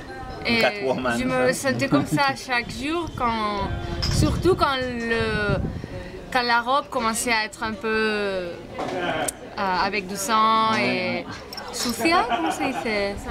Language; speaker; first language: French; non-native, fluent; Spanish